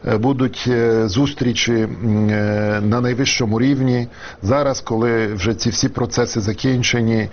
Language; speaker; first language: Ukrainian; non-native, fluent; Polish